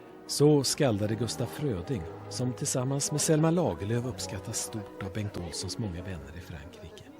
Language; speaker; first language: Swedish; native; Swedish